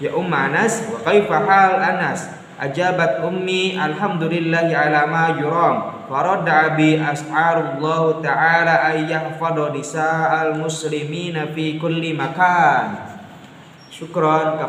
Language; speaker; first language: Arabic; non-native, learner; Indonesian